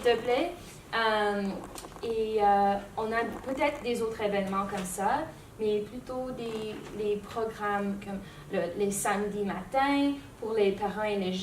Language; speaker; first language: French; non-native, learner; English